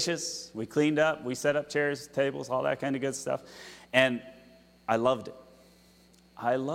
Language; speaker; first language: English; native; English